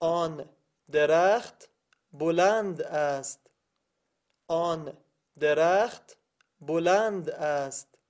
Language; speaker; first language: Persian; non-native, learner; Arabic